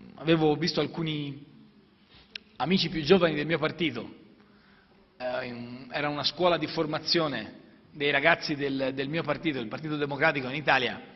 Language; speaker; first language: Italian; native; Italian